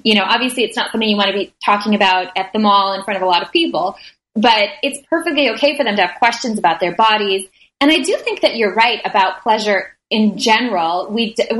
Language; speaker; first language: English; native; English